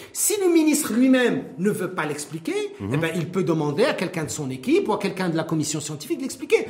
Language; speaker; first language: French; non-native, local second language; Arabic